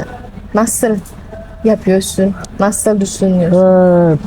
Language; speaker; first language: Turkish; non-native, learner; Indonesian